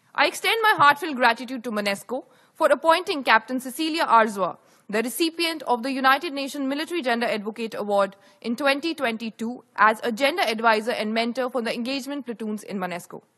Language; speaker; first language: English; non-native, local second language; Hindi